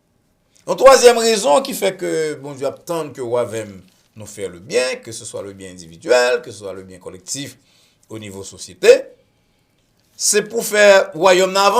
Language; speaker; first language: French; non-native, local second language; Haitian Creole